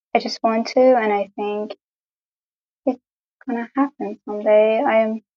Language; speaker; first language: English; non-native, fluent; Persian